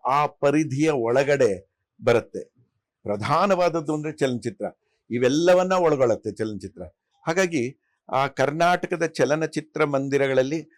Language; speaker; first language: Kannada; non-native, local second language; Telugu